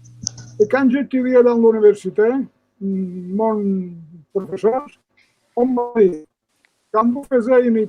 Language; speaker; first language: French; non-native, fluent; Spanish